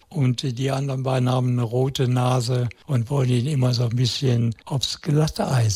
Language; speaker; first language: German; native; German